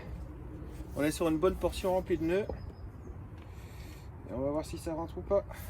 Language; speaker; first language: French; native; French